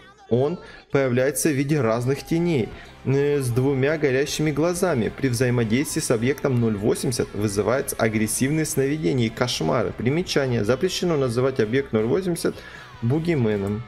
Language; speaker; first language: Russian; native; Russian